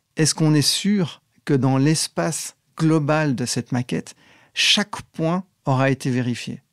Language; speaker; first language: French; native; French